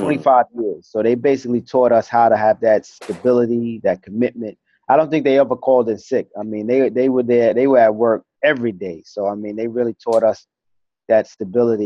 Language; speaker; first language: English; native; English